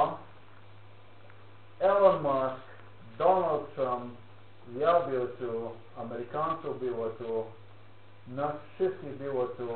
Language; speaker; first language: Polish; non-native, learner; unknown